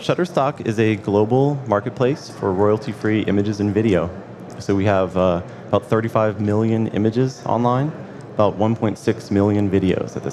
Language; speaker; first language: English; native; English